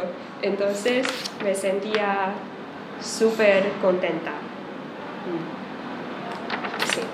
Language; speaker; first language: Spanish; non-native, fluent; Chinese